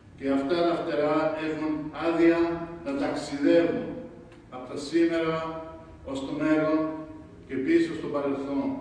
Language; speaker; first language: Greek; early bilingual, heritage; Greek